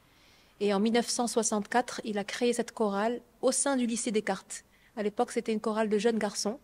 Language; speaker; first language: French; non-native, local second language; Arabic